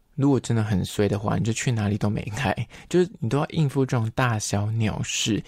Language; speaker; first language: Chinese; native; Chinese